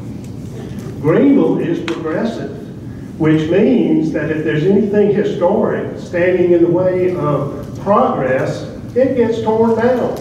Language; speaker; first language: English; native; English